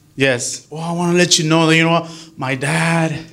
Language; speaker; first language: English; early bilingual, other home language; Spanish